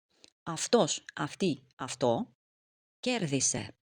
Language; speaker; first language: Greek; non-native, fluent; Russian